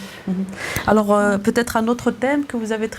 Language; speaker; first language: French; native; French